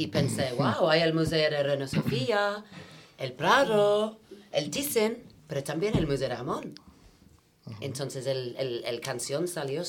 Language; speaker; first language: Spanish; non-native, fluent; English